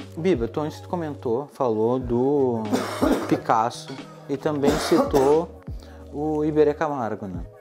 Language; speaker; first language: Portuguese; native; Portuguese